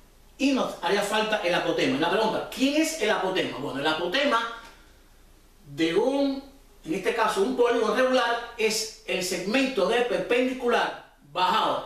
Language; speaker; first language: Spanish; native; Spanish